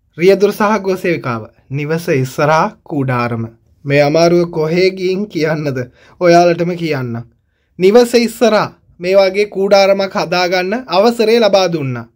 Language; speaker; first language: Sinhala; non-native, local second language; Tamil